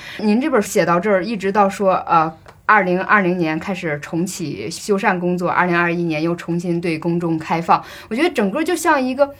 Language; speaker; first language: Chinese; native; Chinese